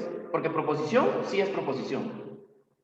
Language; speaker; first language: Spanish; native; Spanish